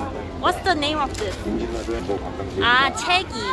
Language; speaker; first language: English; non-native, local second language; Cantonese